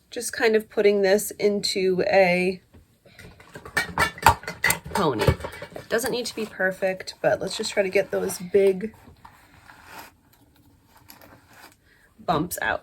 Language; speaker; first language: English; native; English